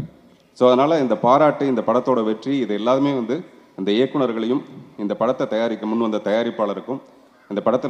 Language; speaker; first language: Tamil; native; Tamil